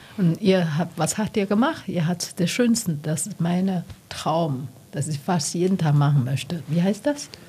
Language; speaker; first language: German; non-native, learner; Chinese